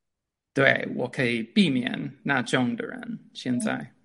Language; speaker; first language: Chinese; non-native, fluent; English